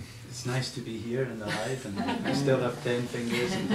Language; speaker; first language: English; native; English